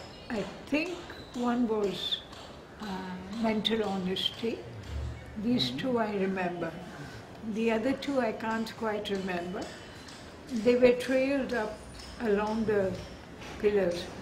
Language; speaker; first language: English; non-native, local second language; Bangla